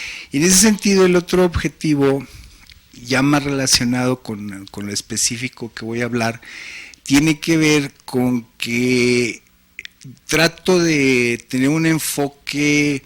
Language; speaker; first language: Spanish; native; Spanish